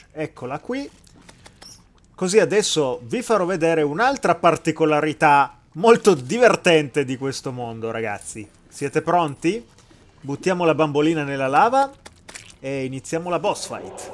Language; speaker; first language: Italian; native; Italian